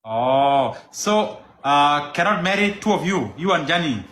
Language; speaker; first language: English; non-native, learner; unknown